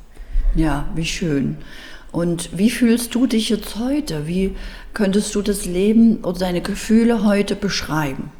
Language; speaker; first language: German; native; German